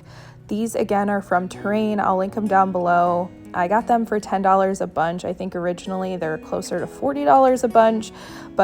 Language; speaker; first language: English; native; English